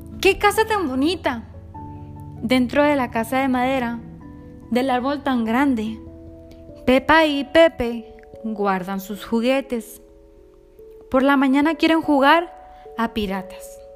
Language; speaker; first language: Spanish; native; Spanish